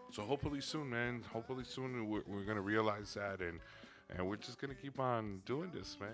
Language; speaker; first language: English; early bilingual, other home language; Spanish